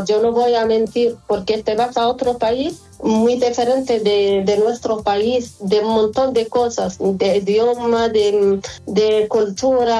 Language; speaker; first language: Spanish; non-native, fluent; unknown